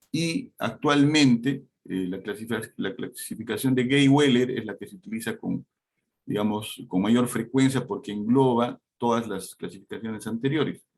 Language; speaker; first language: Spanish; native; Spanish